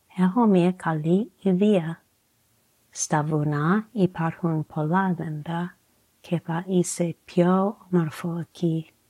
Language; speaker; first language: Greek; non-native, learner; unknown